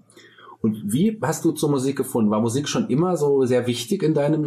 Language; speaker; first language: German; native; German